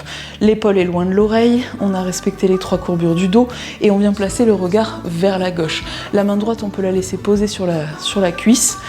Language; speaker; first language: French; native; French